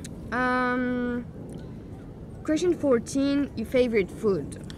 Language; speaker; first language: English; non-native, fluent; French